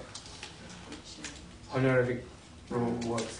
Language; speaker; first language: English; non-native, learner; Tibetan